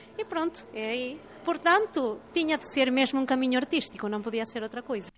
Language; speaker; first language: Portuguese; early bilingual, heritage; Portuguese